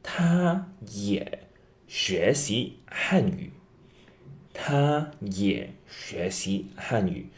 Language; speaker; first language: Chinese; non-native, fluent; English